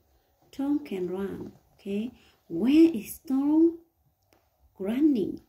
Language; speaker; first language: English; non-native, learner; Vietnamese